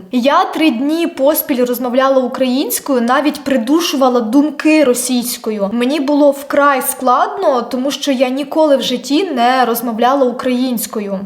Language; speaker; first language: Ukrainian; non-native, local second language; Russian